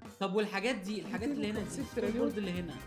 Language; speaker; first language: Arabic; native; Arabic